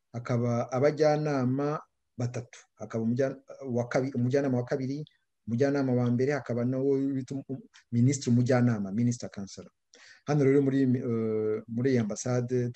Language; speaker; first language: Kinyarwanda; native; Kinyarwanda